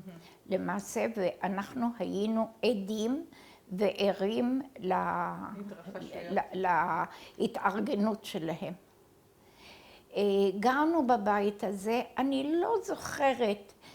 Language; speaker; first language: Hebrew; early bilingual, other home language; Arabic